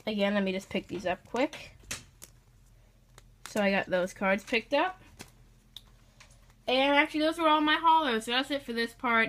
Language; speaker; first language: English; native; English